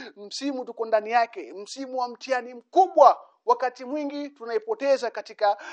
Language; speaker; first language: Swahili; native; Swahili